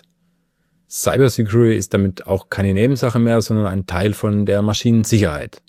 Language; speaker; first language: German; native; German